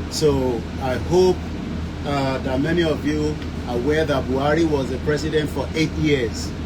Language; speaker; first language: English; non-native, local second language; Yoruba